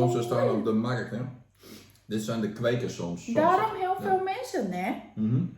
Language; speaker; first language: Dutch; non-native, learner; Thai